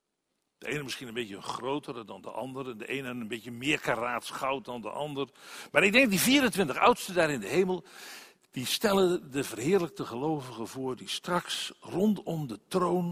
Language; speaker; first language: Dutch; native; Dutch